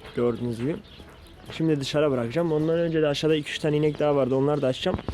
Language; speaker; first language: Turkish; non-native, local second language; Kurdish